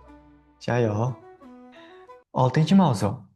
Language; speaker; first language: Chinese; non-native, fluent; Uzbek